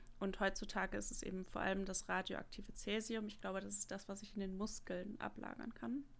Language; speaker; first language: German; native; German